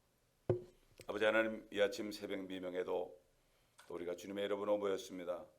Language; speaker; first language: Korean; native; Korean